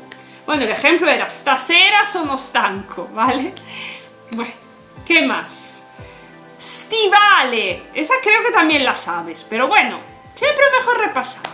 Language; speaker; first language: Spanish; non-native, fluent; Italian